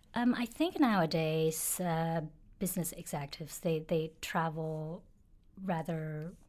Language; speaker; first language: English; non-native, fluent; Chinese